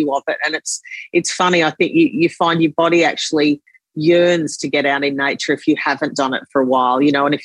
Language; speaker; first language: English; native; English